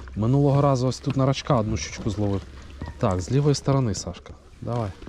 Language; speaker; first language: Ukrainian; native; Ukrainian